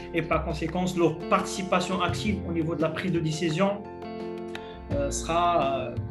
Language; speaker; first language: French; non-native, local second language; Arabic